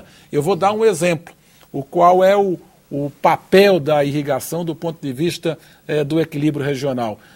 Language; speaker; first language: Portuguese; native; Portuguese